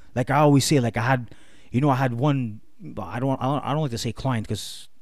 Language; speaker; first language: English; native; English